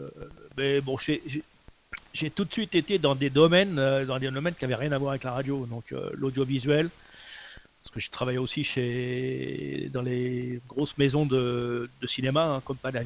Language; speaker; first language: French; native; French